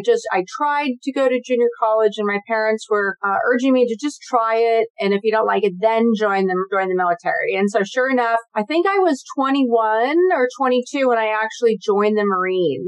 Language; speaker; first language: English; native; English